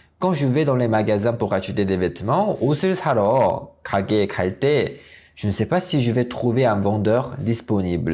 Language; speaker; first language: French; non-native, fluent; Korean